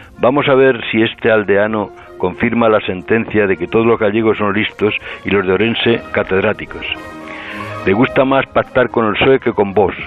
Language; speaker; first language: Spanish; native; Spanish